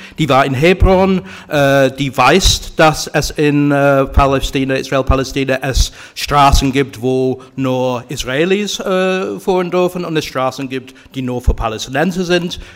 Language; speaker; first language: German; non-native, fluent; English